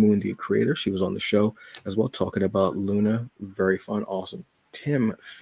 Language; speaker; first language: English; native; English